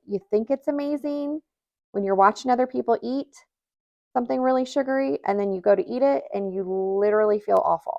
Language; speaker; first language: English; native; English